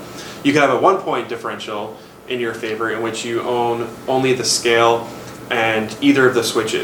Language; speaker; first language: English; native; English